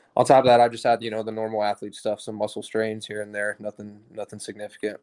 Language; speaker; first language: English; native; English